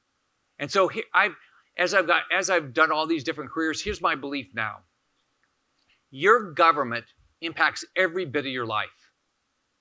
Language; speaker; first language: English; native; English